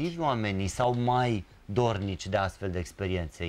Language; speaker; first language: Romanian; native; Romanian